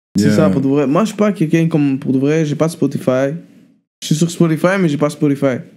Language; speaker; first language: French; non-native, fluent; Arabic